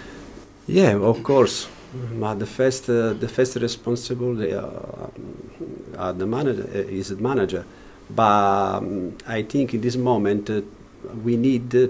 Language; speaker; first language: English; non-native, learner; Italian